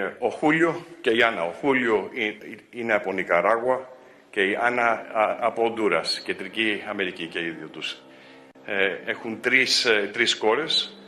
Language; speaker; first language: Greek; early bilingual, heritage; Greek